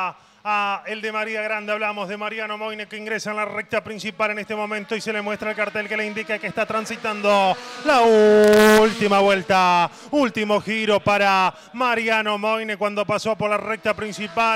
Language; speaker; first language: Spanish; native; Spanish